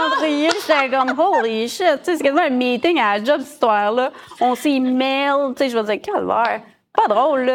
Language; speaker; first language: French; native; French